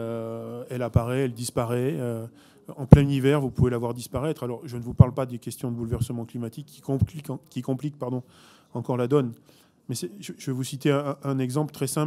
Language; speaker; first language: French; native; French